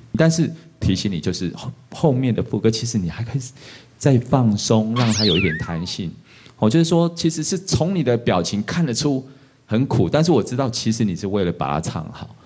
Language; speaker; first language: Chinese; native; Chinese